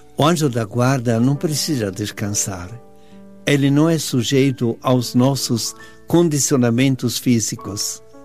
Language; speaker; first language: Portuguese; non-native, fluent; Italian